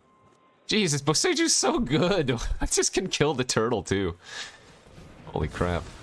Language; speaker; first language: English; native; English